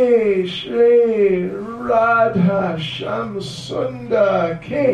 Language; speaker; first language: Russian; non-native, learner; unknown